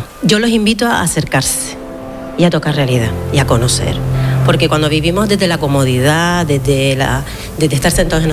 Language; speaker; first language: Spanish; native; Spanish